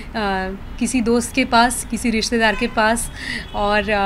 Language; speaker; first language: Hindi; non-native, local second language; Marathi